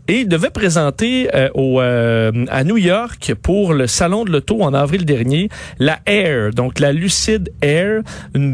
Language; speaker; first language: French; native; French